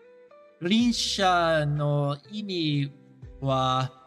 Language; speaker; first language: Japanese; non-native, learner; English